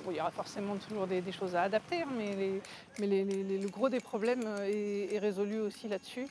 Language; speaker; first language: French; native; French